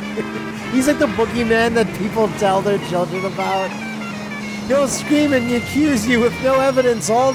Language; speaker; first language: English; native; English